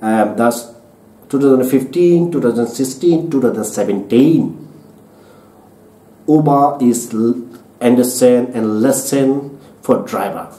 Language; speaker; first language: English; non-native, learner; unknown